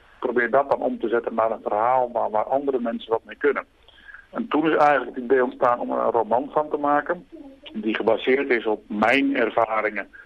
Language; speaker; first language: Dutch; native; Dutch